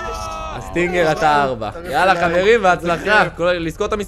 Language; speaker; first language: Hebrew; native; Hebrew